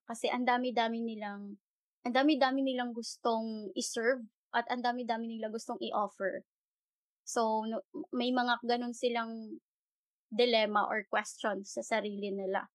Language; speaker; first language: Filipino; non-native, local second language; Hiligaynon